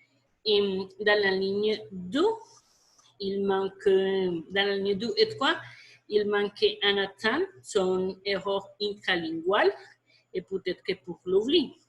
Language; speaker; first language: French; non-native, fluent; Spanish